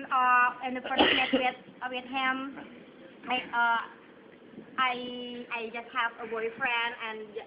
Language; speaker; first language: English; non-native, learner; Indonesian